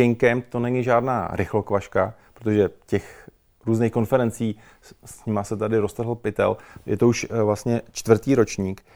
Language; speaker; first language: Czech; native; Czech